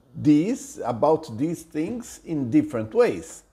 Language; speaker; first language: English; non-native, fluent; Portuguese